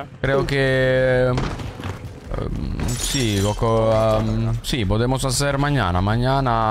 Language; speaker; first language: Italian; native; Italian